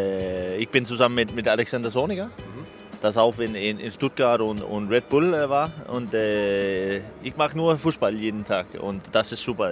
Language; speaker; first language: German; non-native, fluent; Danish